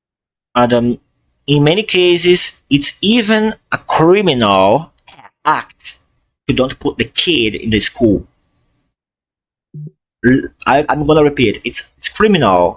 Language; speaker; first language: English; non-native, fluent; Portuguese